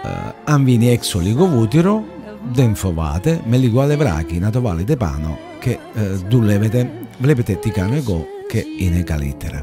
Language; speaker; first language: Greek; non-native, learner; Italian